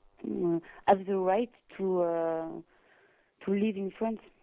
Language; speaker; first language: English; non-native, learner; French